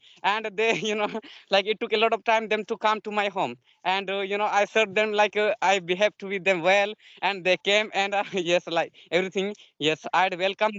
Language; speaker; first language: English; non-native, learner; Santali